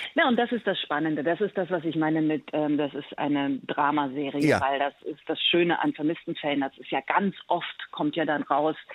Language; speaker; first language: German; early bilingual, other home language; Persian